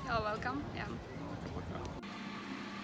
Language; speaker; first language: English; non-native, fluent; Russian